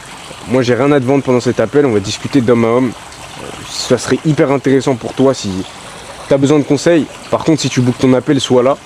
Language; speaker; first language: French; native; French